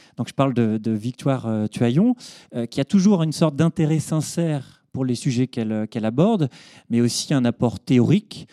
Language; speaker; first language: French; native; French